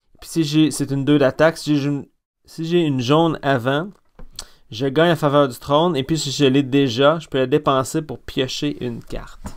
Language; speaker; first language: French; native; French